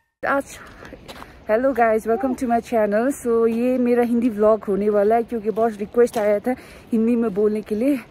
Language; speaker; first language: Hindi; non-native, local second language; Nepali